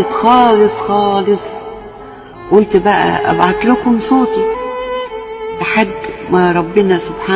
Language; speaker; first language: Egyptian Arabic; native; Egyptian Arabic